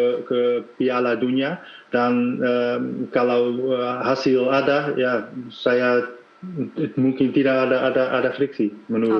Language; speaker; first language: Indonesian; non-native, fluent; Dutch